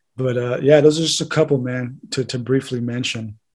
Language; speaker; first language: English; native; English